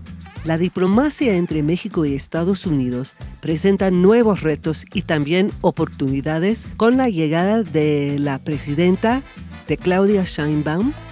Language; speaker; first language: Spanish; non-native, fluent; English